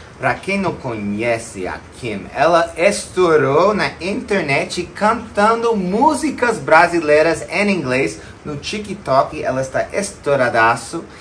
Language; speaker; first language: Portuguese; non-native, fluent; English